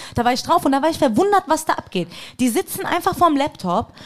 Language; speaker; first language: German; early bilingual, other home language; Persian